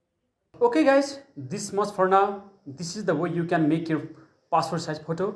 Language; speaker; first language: English; non-native, fluent; Nepali